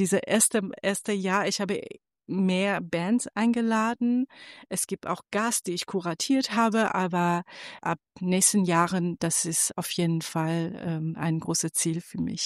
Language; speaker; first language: German; non-native, fluent; Persian